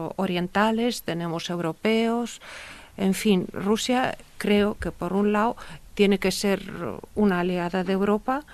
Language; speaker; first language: Spanish; early bilingual, heritage; Russian